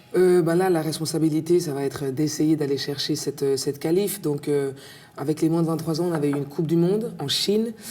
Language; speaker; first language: French; native; French